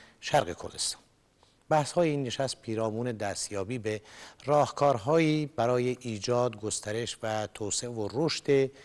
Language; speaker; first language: Persian; non-native, local second language; Kurdish